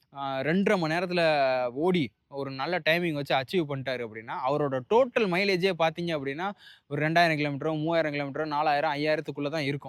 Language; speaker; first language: Tamil; native; Tamil